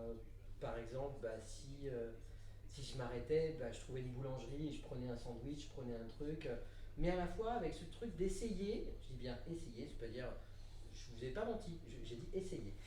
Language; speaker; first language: French; native; French